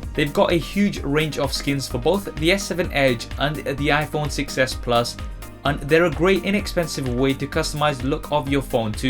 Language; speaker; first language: English; native; English